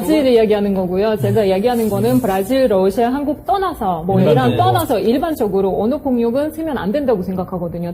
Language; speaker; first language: Korean; non-native, fluent; Russian